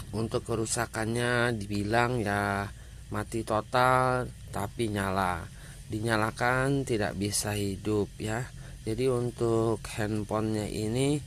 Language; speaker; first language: Indonesian; native; Indonesian